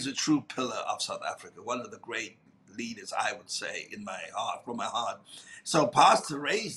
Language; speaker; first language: English; non-native, local second language; Afrikaans